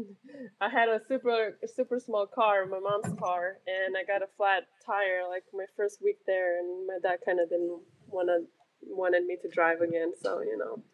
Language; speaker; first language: English; non-native, fluent; Romanian